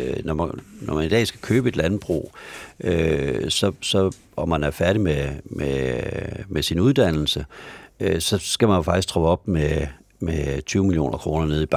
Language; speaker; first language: Danish; native; Danish